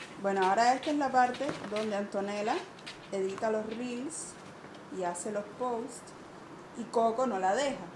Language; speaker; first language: Spanish; native; Spanish